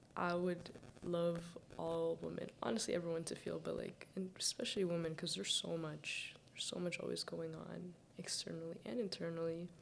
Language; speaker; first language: English; early bilingual, other home language; Arabic